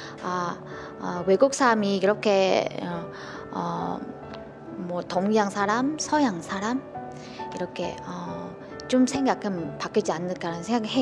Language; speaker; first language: Korean; non-native, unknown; Vietnamese